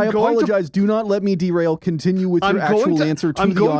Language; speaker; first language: English; native; English